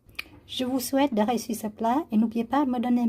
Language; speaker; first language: French; non-native, learner; Vietnamese